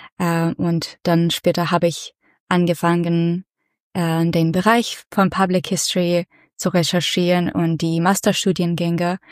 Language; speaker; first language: German; non-native, fluent; Russian